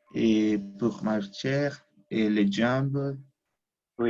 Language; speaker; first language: French; non-native, learner; Spanish